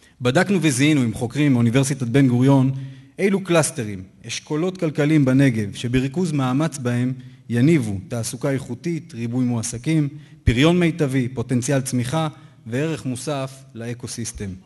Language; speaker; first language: Hebrew; native; Hebrew